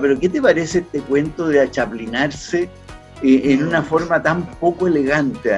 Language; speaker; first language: Spanish; native; Spanish